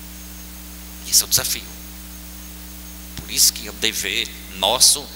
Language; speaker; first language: Portuguese; native; Portuguese